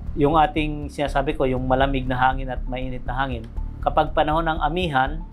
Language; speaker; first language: Filipino; non-native, local second language; Bikol